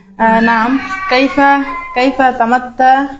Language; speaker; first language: Arabic; non-native, learner; Bangla